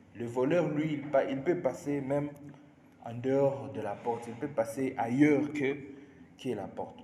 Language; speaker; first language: French; non-native, local second language; Swahili